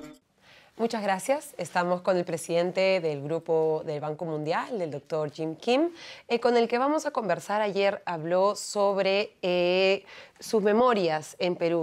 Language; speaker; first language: Spanish; native; Spanish